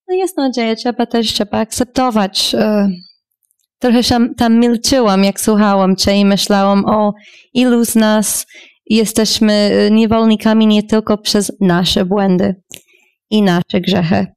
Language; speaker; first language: Polish; non-native, fluent; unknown